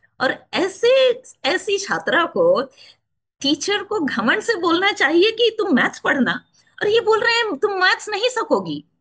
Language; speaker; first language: Hindi; non-native, local second language; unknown